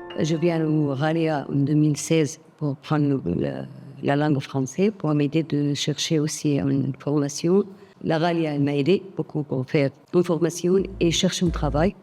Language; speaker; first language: French; non-native, learner; Arabic